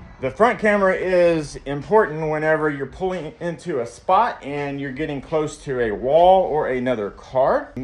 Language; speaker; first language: English; native; English